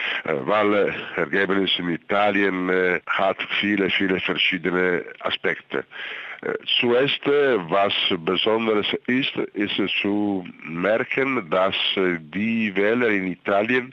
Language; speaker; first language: German; non-native, fluent; Italian